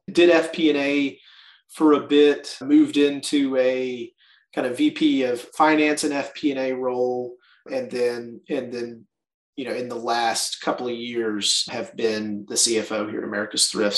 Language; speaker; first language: English; native; English